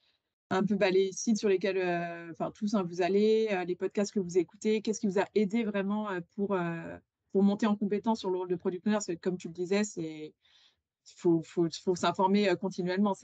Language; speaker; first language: French; native; French